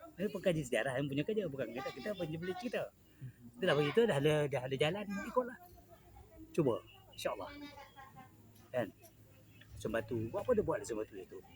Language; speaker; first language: Malay; native; Malay